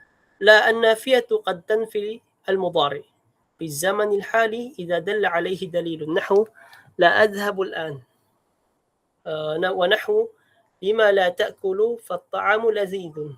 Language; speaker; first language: Arabic; non-native, fluent; Filipino